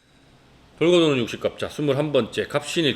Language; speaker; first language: Korean; native; Korean